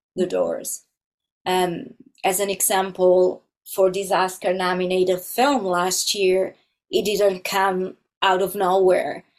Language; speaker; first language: English; non-native, fluent; Italian